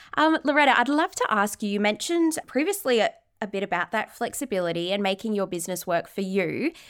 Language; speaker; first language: English; native; English